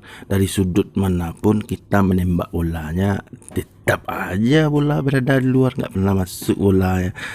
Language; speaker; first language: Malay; non-native, local second language; Minangkabau